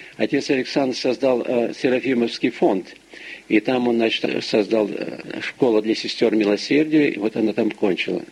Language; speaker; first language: Russian; early bilingual, heritage; Russian